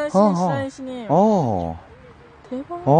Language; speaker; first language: Korean; non-native, learner; Japanese